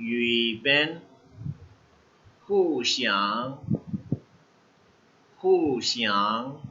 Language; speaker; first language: Chinese; non-native, fluent; Urdu